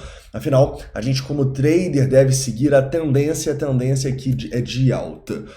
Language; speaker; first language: Portuguese; native; Portuguese